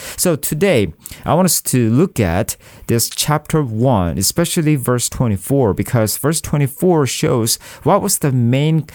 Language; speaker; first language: English; non-native, fluent; Korean